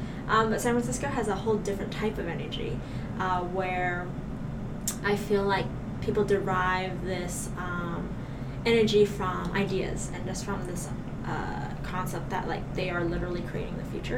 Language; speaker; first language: English; non-native, local second language; Cantonese